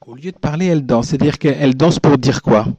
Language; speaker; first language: French; native; French